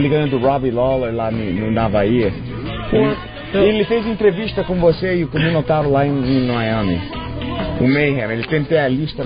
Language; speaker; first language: Portuguese; non-native, fluent; English